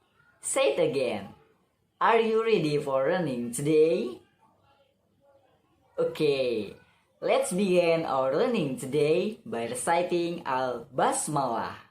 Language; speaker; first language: English; non-native, learner; Indonesian